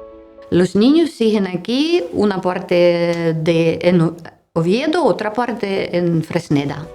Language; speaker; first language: Spanish; non-native, learner; Russian